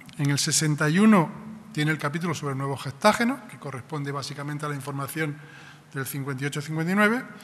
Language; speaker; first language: Spanish; native; Spanish